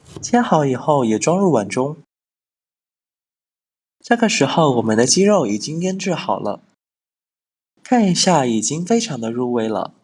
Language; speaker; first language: Chinese; native; Chinese